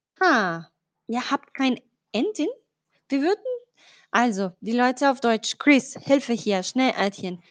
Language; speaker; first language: German; non-native, learner; Spanish